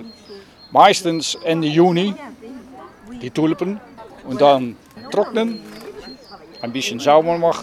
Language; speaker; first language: German; non-native, learner; Dutch